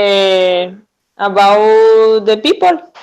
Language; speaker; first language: English; non-native, learner; Spanish